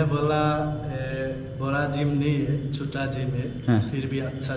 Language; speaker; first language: Hindi; non-native, learner; Arabic